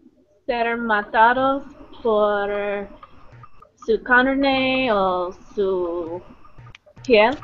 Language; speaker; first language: Spanish; non-native, learner; English